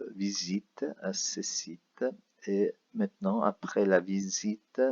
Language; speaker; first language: French; non-native, fluent; Spanish